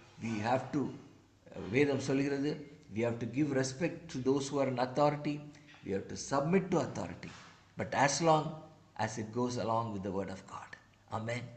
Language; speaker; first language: English; non-native, local second language; Tamil